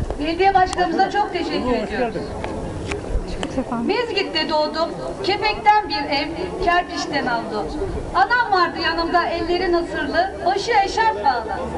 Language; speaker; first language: Turkish; native; Turkish